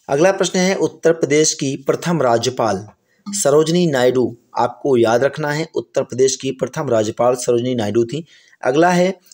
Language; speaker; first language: Hindi; native; Hindi